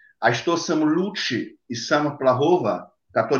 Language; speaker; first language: Russian; non-native, learner; Portuguese